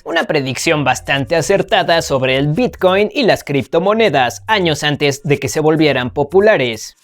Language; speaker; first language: Spanish; native; Spanish